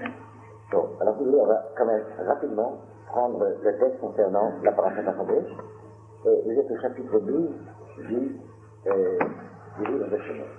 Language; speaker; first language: French; native; French